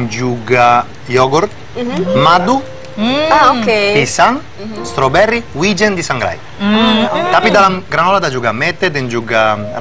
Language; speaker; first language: Indonesian; non-native, fluent; Italian